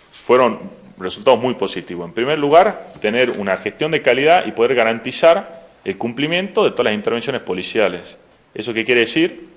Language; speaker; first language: Spanish; native; Spanish